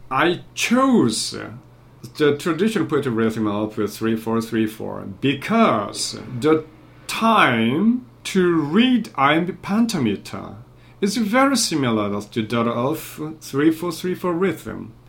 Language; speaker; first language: English; non-native, fluent; Korean